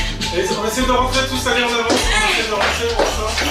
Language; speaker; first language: French; native; French